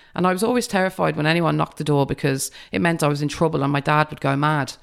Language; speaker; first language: English; native; English